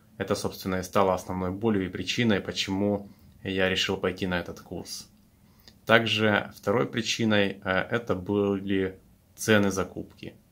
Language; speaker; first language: Russian; native; Russian